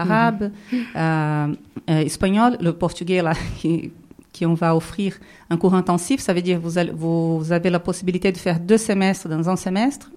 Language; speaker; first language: French; non-native, fluent; Portuguese